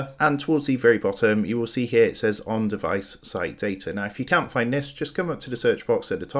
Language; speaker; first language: English; native; English